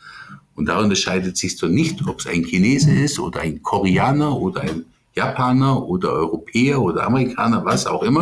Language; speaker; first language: German; native; German